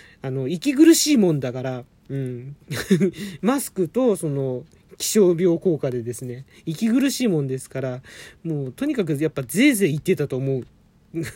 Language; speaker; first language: Japanese; native; Japanese